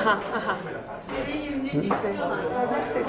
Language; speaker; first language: Spanish; non-native, fluent; English